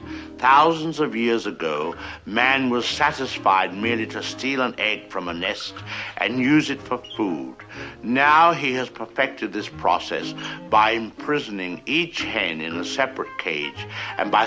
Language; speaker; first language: English; native; English